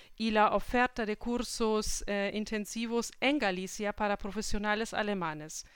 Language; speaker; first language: Spanish; non-native, fluent; German